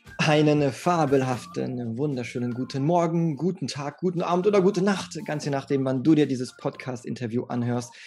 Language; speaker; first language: German; early bilingual, other home language; French